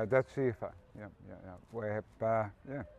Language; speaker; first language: Dutch; early bilingual, heritage; English